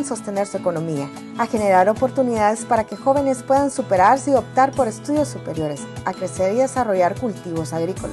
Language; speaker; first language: Spanish; native; Spanish